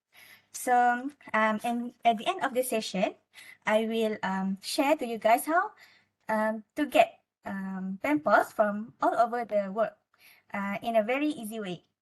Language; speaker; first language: English; non-native, local second language; Malay